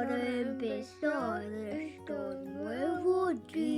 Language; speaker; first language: Spanish; non-native, learner; English